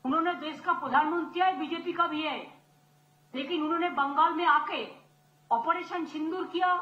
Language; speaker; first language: Hindi; non-native, local second language; Bangla